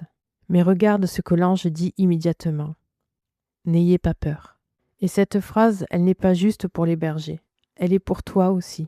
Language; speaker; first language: French; native; French